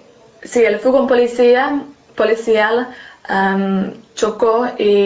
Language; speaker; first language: Spanish; non-native, learner; English